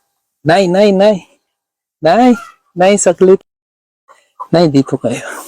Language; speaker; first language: Filipino; non-native, learner; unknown